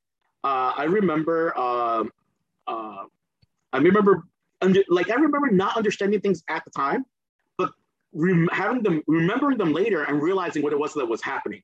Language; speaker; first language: English; early bilingual, other home language; Spanish